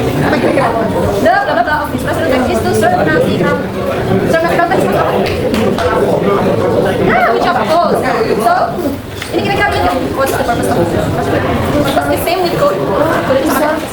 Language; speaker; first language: English; non-native, learner; Indonesian